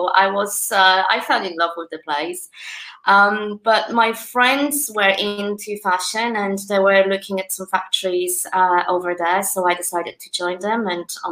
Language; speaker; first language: English; non-native, fluent; Polish